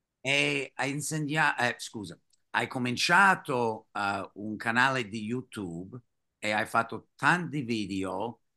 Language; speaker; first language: Italian; non-native, fluent; English